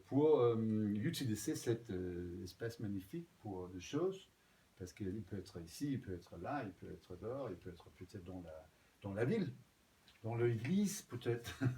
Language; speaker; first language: French; non-native, fluent; Danish